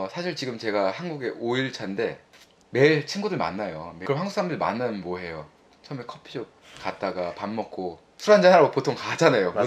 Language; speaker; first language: Korean; native; Korean